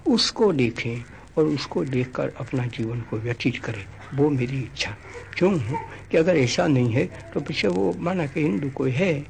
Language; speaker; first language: Hindi; non-native, local second language; Gujarati